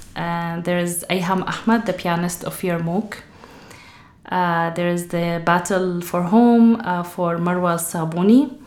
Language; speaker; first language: English; non-native, fluent; Arabic